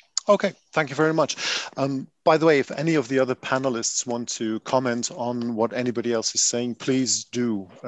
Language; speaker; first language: English; non-native, fluent; Dutch